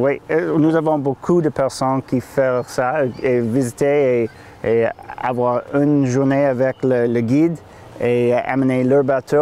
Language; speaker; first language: French; non-native, learner; English